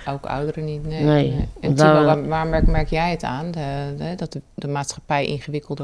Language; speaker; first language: Dutch; native; Dutch